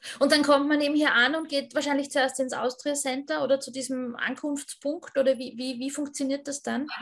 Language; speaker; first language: German; native; German